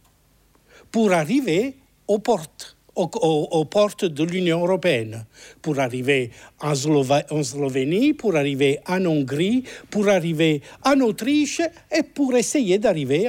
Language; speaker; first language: French; non-native, fluent; Italian